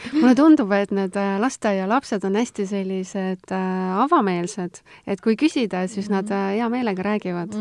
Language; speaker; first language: Estonian; native; Estonian